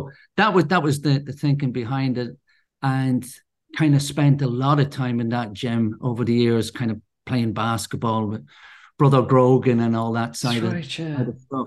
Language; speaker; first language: English; native; English